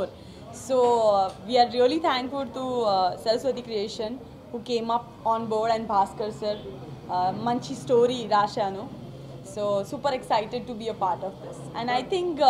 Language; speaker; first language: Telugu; non-native, learner; Gujarati